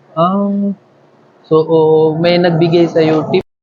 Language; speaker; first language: Filipino; non-native, learner; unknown